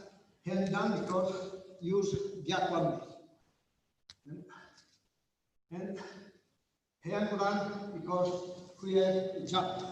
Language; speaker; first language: English; non-native, learner; Italian